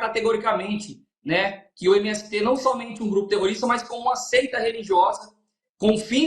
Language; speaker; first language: Portuguese; native; Portuguese